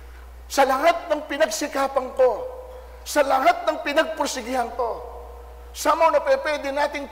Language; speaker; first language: Filipino; native; Filipino